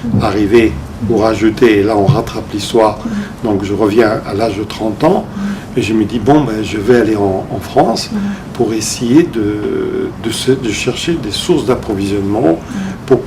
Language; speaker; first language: French; non-native, local second language; Arabic